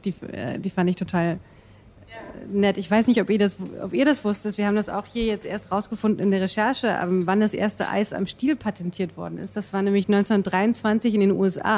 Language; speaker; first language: German; native; German